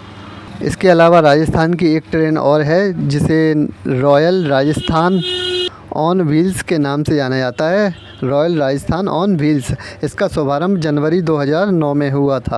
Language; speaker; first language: Hindi; native; Hindi